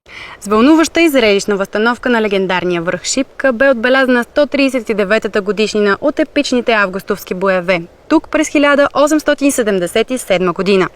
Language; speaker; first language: Bulgarian; native; Bulgarian